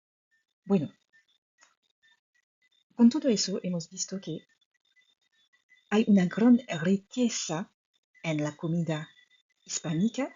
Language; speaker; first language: Spanish; non-native, fluent; French